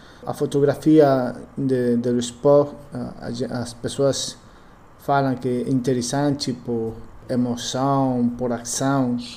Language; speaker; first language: Portuguese; non-native, learner; Spanish